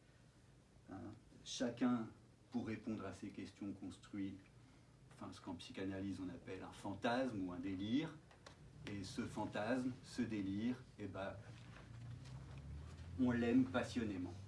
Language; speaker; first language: French; native; French